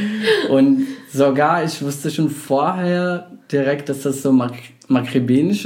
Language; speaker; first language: German; non-native, fluent; Arabic